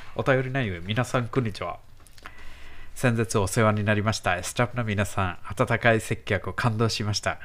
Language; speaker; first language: Japanese; non-native, fluent; Bangla